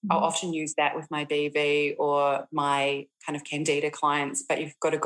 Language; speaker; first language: English; native; English